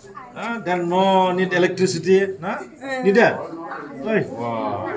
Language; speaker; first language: English; non-native, local second language; Bodo